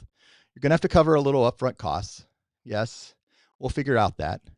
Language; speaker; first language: English; native; English